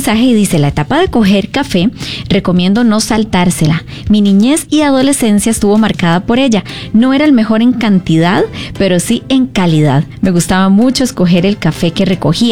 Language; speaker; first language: Spanish; native; Spanish